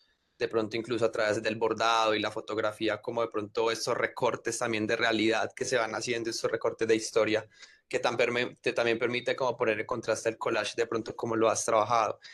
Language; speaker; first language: Spanish; native; Spanish